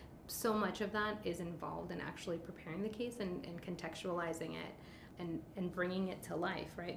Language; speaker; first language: English; early bilingual, other home language; Spanish